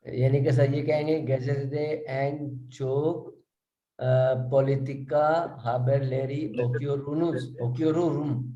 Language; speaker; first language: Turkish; non-native, learner; Urdu